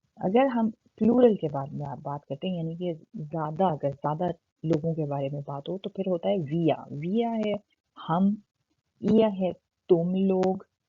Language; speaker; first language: Urdu; native; Urdu